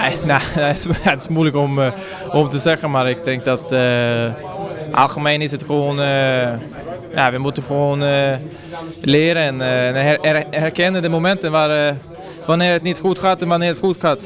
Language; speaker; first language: Dutch; non-native, fluent; Swedish